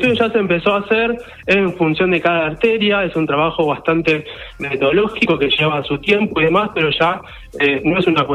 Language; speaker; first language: Spanish; native; Spanish